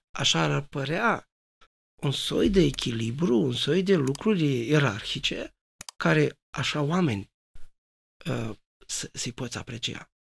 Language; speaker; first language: Romanian; native; Romanian